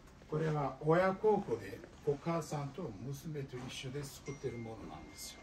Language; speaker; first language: Japanese; non-native, fluent; Turkish